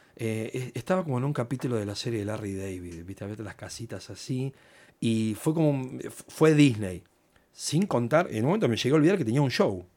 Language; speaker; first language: Spanish; native; Spanish